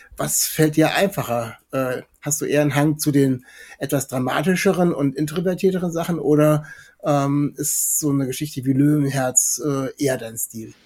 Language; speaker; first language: German; native; German